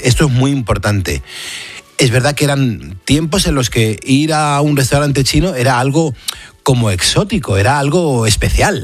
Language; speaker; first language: Spanish; native; Spanish